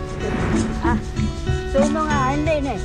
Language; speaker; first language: Chinese; non-native, local second language; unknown